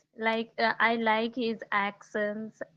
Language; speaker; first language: English; non-native, learner; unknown